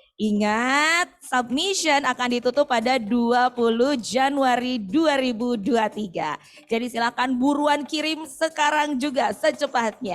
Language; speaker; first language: Indonesian; native; Indonesian